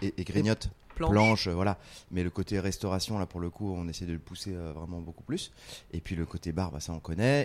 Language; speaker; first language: French; native; French